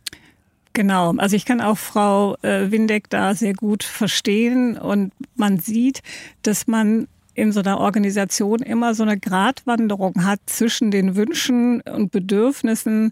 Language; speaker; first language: German; native; German